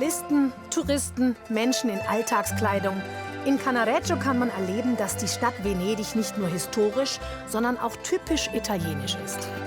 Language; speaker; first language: German; native; German